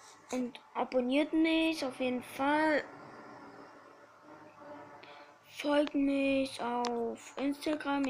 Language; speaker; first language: German; early bilingual, other home language; Polish